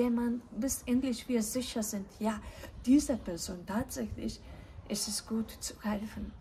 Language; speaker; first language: German; non-native, fluent; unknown